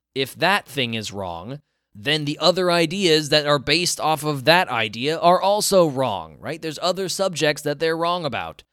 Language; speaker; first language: English; native; English